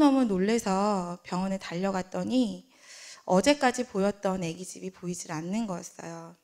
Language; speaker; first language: Korean; native; Korean